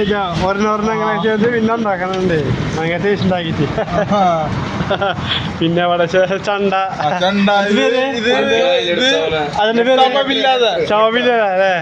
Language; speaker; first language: Malayalam; non-native, local second language; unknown